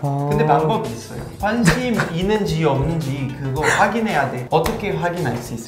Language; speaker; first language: Korean; non-native, fluent; Portuguese